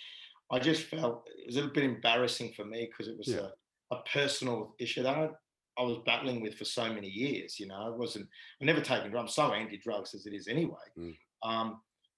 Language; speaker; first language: English; native; English